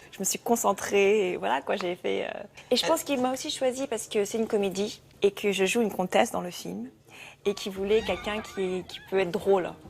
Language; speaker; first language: French; native; French